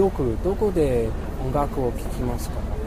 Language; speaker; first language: Japanese; non-native, learner; English